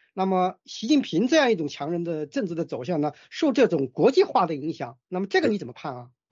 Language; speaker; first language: Chinese; native; Chinese